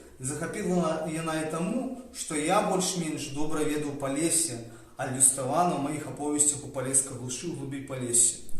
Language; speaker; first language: Belarusian; native; Belarusian